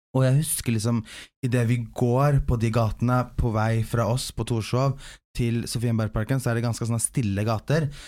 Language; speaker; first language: Norwegian; early bilingual, other home language; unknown